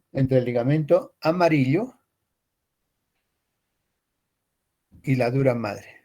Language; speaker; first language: Spanish; native; Spanish